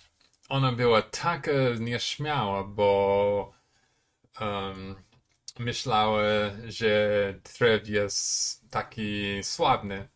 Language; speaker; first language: Polish; non-native, fluent; English